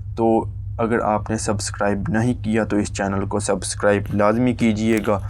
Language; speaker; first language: Urdu; native; Urdu